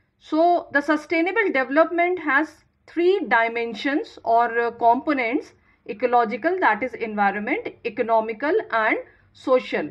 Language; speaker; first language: English; non-native, local second language; Hindi